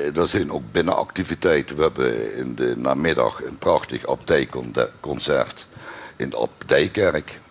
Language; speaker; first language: Dutch; native; Dutch